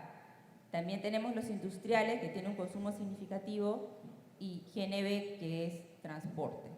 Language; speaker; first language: Spanish; native; Spanish